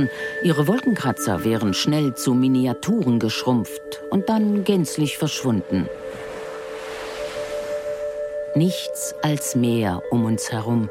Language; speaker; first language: German; native; German